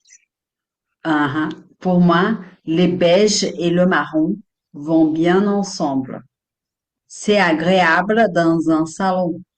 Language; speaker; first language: French; non-native, fluent; Portuguese